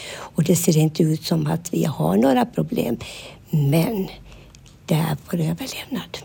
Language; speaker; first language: Swedish; early bilingual, other home language; Finnish